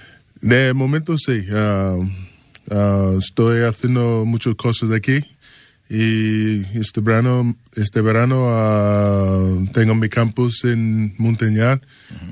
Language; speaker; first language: Spanish; non-native, learner; English